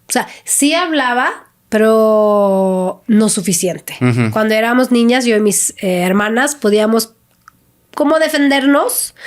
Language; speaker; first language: Spanish; non-native, fluent; Swedish